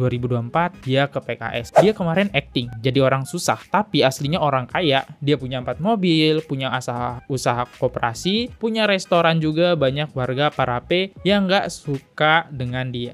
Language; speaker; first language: Indonesian; native; Indonesian